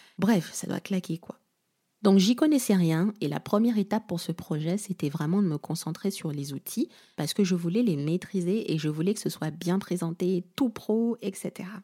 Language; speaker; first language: French; non-native, local second language; Lingala